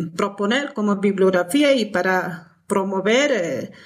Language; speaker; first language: Spanish; native; Spanish